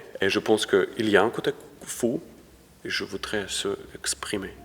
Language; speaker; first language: French; non-native, fluent; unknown